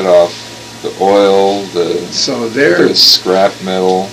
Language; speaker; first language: English; native; English